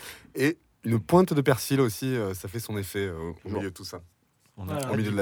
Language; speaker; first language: French; native; French